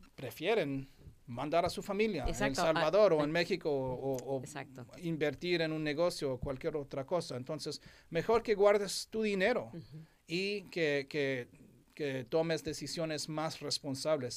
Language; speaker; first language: Spanish; non-native, fluent; English